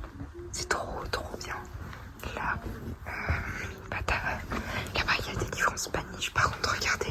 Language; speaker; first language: French; native; French